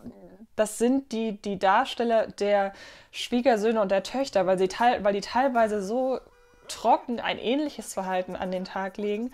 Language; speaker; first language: German; native; German